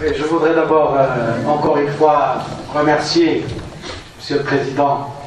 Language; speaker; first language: French; non-native, local second language; Arabic